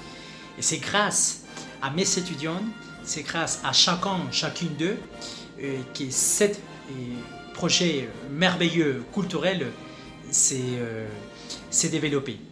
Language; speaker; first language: French; non-native, fluent; Spanish